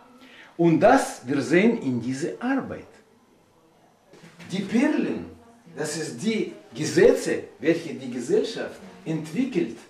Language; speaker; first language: German; non-native, learner; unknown